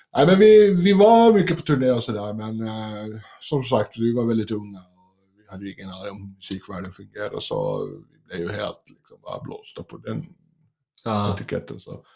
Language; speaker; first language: Swedish; native; Swedish